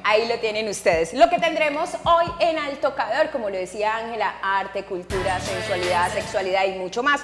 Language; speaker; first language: Spanish; native; Spanish